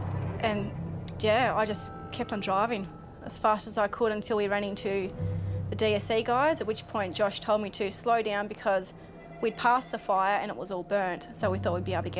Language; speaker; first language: English; non-native, learner; Pashto